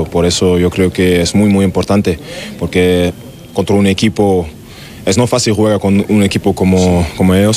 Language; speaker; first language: Spanish; non-native, learner; German